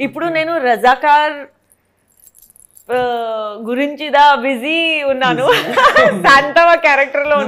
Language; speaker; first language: Telugu; non-native, fluent; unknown